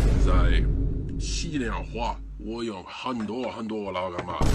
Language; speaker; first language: Chinese; non-native, learner; English